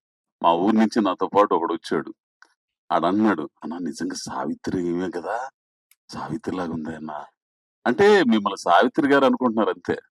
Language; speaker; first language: Telugu; native; Telugu